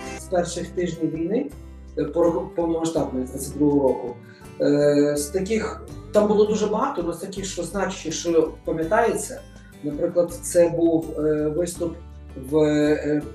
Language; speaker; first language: Ukrainian; native; Ukrainian